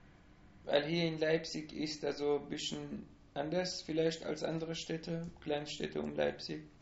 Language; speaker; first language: German; non-native, learner; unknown